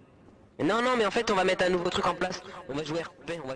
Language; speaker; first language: French; native; French